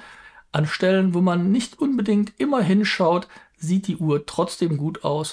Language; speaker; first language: German; native; German